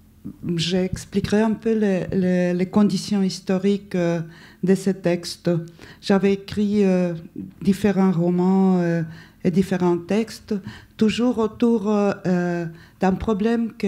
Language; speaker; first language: French; non-native, fluent; Spanish